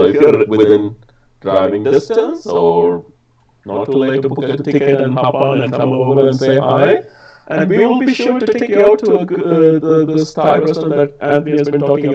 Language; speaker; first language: English; non-native, local second language; Tamil